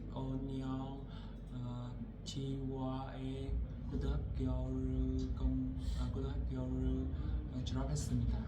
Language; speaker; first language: Korean; non-native, learner; Vietnamese